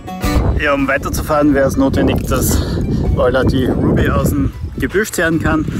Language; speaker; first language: German; native; German